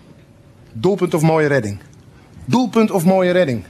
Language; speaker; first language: Dutch; native; Dutch